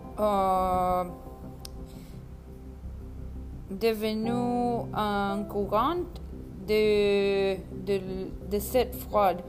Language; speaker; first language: French; non-native, learner; Spanish